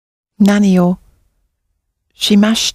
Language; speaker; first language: Japanese; non-native, learner; English